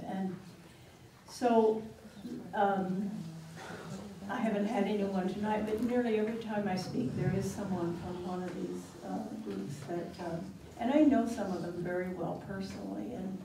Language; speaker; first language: English; native; English